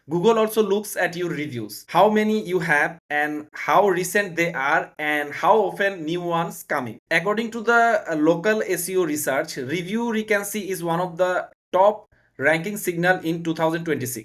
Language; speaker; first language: English; non-native, learner; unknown